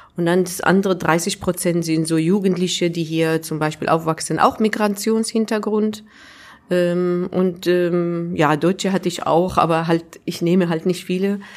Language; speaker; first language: German; non-native, fluent; Arabic